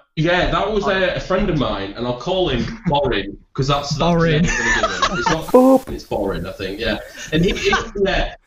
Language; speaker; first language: English; native; English